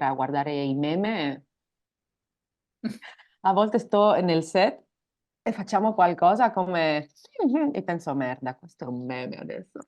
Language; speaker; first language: Italian; non-native, learner; Spanish